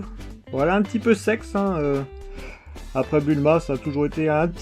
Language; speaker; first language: French; native; French